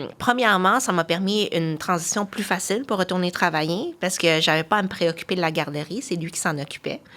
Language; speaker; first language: French; early bilingual, other home language; Chinese